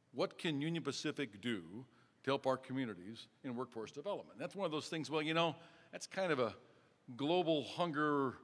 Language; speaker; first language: English; native; English